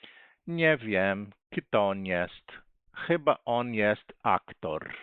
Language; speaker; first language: Polish; non-native, fluent; Portuguese